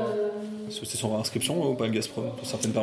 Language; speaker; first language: French; native; French